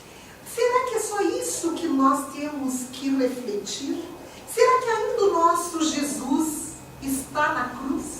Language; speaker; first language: Portuguese; native; Portuguese